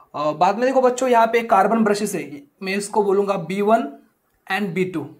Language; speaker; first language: Hindi; non-native, local second language; Marathi